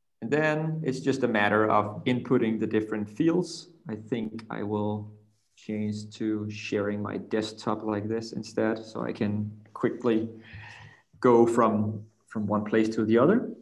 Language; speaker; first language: English; non-native, fluent; Danish